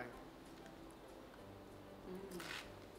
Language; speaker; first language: English; non-native, fluent; Spanish